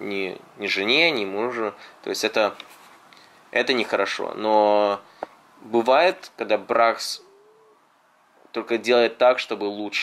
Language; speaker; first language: Russian; early bilingual, heritage; Russian